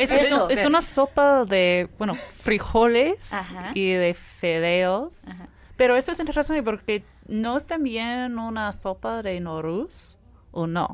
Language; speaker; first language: Spanish; non-native, fluent; English